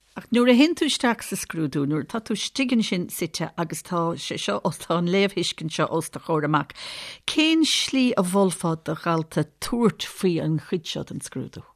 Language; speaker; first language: Irish; native; Irish